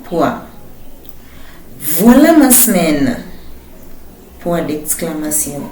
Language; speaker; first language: French; non-native, fluent; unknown